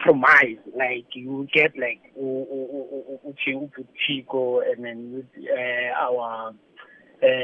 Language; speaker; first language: English; non-native, local second language; Zulu